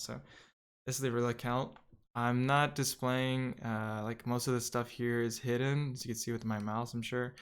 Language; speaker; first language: English; native; English